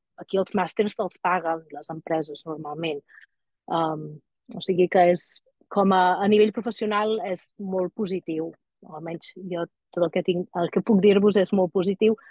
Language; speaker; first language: Catalan; native; Catalan